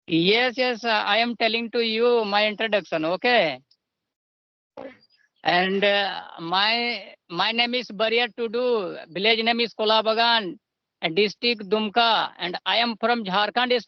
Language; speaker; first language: English; non-native, learner; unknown